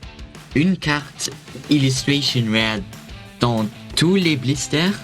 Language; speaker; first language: French; non-native, learner; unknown